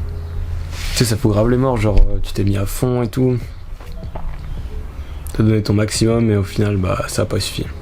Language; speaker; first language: French; native; French